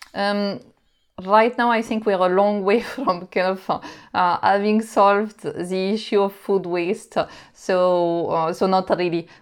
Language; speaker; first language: English; non-native, fluent; French